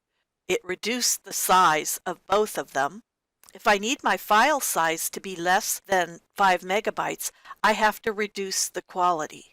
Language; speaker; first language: English; native; English